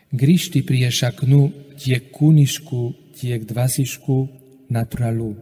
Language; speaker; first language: Lithuanian; non-native, fluent; Slovak